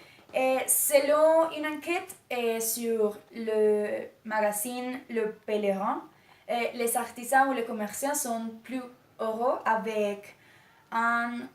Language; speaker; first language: French; non-native, learner; Spanish